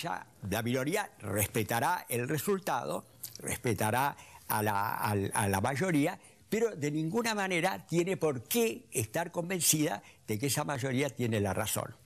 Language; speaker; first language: Spanish; native; Spanish